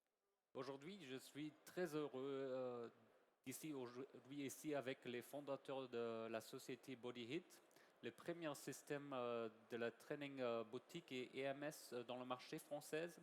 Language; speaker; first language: French; non-native, learner; German